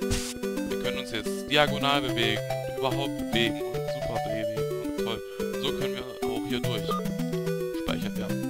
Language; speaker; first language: German; native; German